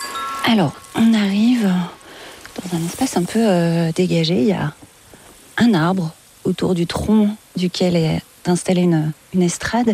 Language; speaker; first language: French; native; French